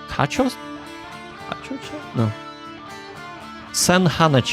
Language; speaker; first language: Japanese; non-native, learner; English